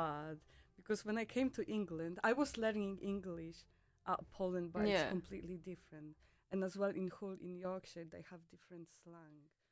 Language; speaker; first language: English; non-native, fluent; Polish